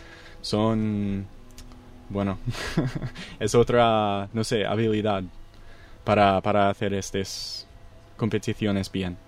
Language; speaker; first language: Spanish; non-native, fluent; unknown